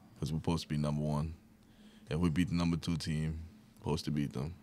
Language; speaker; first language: English; native; English